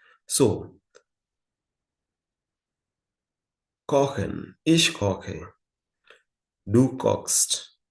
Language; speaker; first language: German; non-native, fluent; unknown